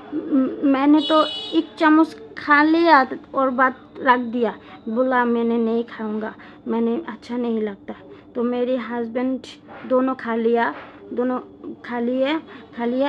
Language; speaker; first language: Hindi; non-native, learner; Bangla